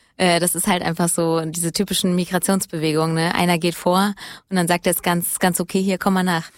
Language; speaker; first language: German; early bilingual, other home language; Italian